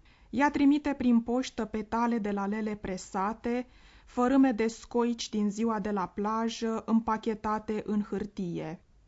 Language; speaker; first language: Romanian; native; Romanian